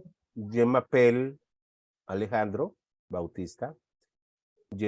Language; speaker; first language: French; non-native, learner; Spanish